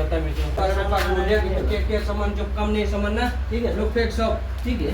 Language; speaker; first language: Hindi; non-native, local second language; Khasi